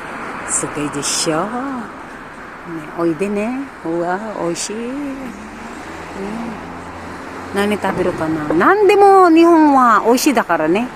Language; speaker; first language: Japanese; non-native, learner; Filipino